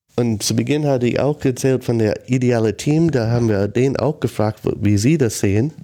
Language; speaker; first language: German; non-native, fluent; English